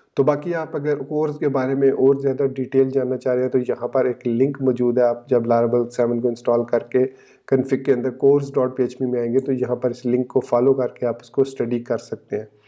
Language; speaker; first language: Urdu; native; Urdu